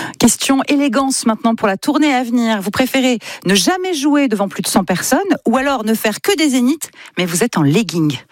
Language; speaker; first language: French; native; French